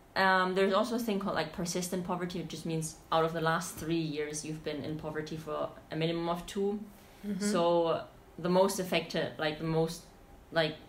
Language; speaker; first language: English; non-native, fluent; Italian